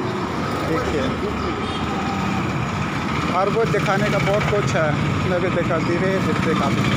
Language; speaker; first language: Hindi; non-native, local second language; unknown